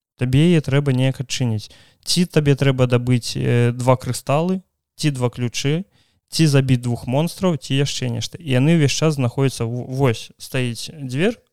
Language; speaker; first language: Belarusian; non-native, local second language; Russian